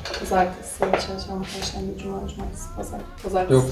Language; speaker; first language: Turkish; native; Turkish